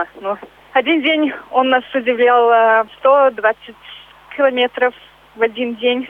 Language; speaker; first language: Russian; non-native, local second language; Latvian